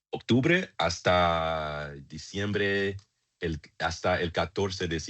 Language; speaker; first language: Spanish; non-native, learner; English